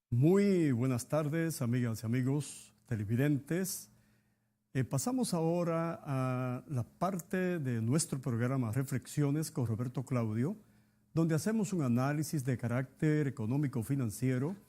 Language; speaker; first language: Spanish; native; Spanish